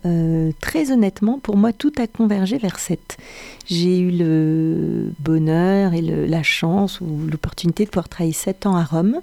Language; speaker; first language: French; native; French